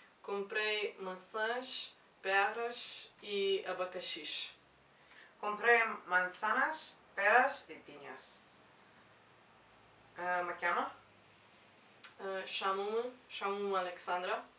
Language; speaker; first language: Portuguese; non-native, learner; Romanian